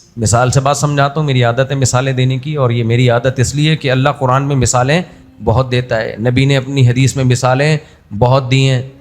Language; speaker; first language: Urdu; native; Urdu